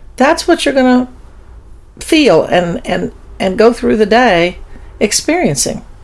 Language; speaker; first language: English; early bilingual, other home language; German